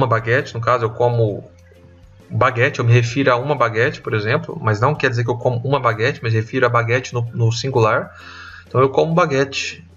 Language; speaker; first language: Portuguese; non-native, fluent; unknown